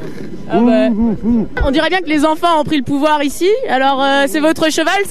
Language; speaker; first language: French; native; French